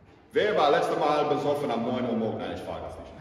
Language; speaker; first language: German; non-native, fluent; English